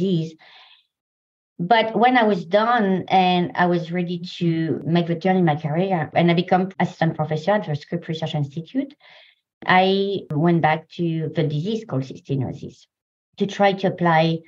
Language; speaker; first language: English; non-native, fluent; French